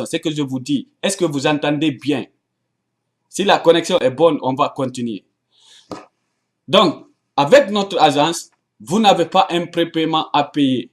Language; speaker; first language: French; non-native, local second language; Arabic